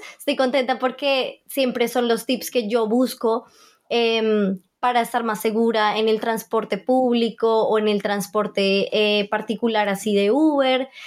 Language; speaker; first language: Spanish; native; Spanish